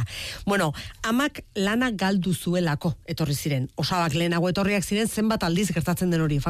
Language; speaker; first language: Basque; native; Basque